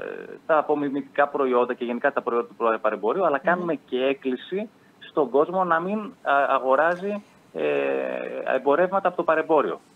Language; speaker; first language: Greek; native; Greek